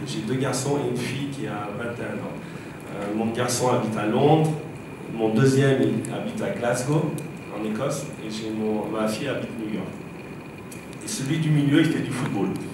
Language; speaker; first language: French; native; French